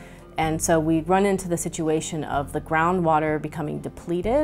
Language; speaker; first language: English; native; English